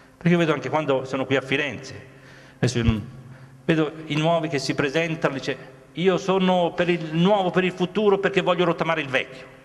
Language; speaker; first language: Italian; native; Italian